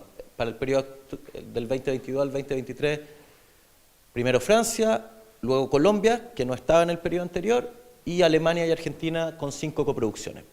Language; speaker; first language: Spanish; native; Spanish